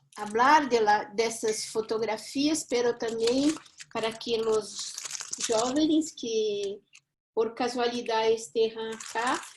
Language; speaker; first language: Spanish; non-native, fluent; Portuguese